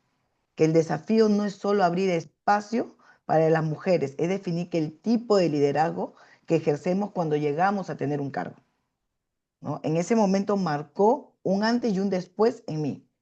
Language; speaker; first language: Spanish; native; Spanish